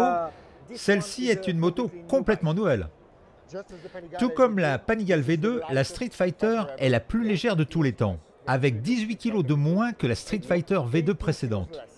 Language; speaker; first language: French; native; French